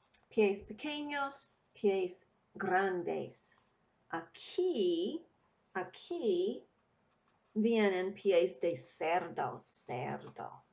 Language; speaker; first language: Spanish; non-native, learner; English